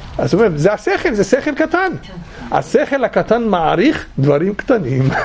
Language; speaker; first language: Hebrew; non-native, fluent; English